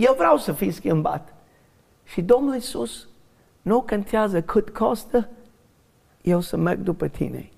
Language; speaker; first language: Romanian; non-native, learner; English